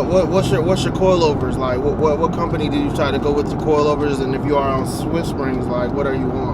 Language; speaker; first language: English; native; English